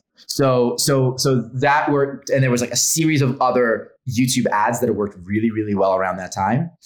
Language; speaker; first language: English; non-native, fluent; Hebrew